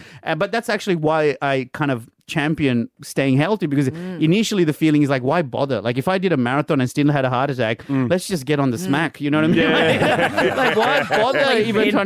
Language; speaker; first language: English; non-native, local second language; Sinhala